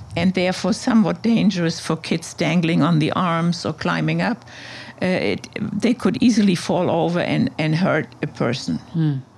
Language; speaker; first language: English; non-native, fluent; German